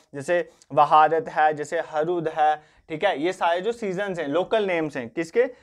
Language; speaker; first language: Hindi; non-native, local second language; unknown